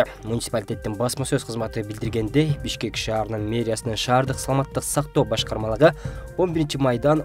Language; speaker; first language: Kyrgyz; native; Kyrgyz